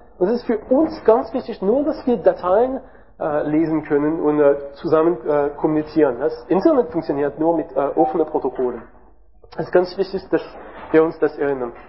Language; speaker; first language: German; non-native, learner; French